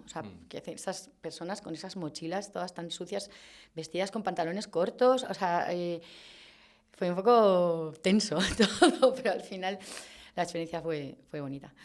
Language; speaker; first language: Spanish; native; Spanish